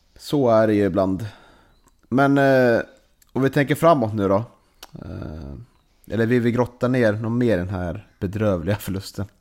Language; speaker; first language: Swedish; native; Swedish